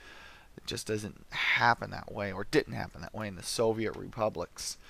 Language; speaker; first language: English; native; English